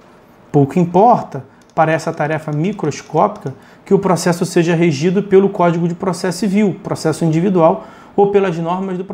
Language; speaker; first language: Portuguese; native; Portuguese